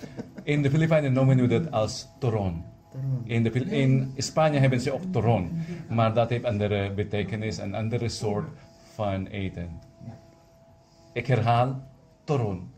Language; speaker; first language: Dutch; non-native, learner; Filipino